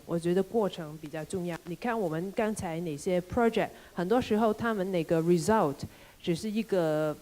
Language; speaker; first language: Chinese; non-native, local second language; Cantonese